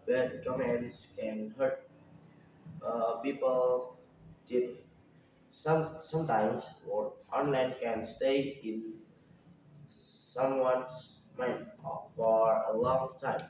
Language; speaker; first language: English; non-native, learner; Indonesian